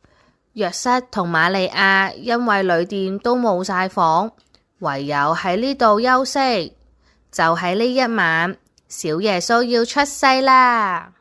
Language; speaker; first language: Chinese; native; Chinese